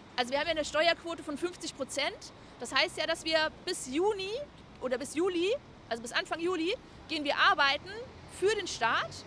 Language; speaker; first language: German; native; German